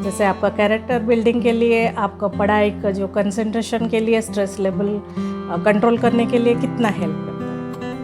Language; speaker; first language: Hindi; non-native, local second language; Odia